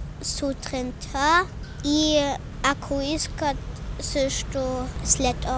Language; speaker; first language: Bulgarian; early bilingual, heritage; Bulgarian